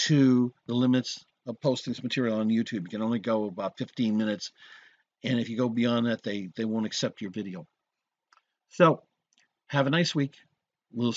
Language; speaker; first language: English; native; English